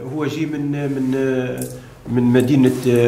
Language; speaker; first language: French; non-native, local second language; Arabic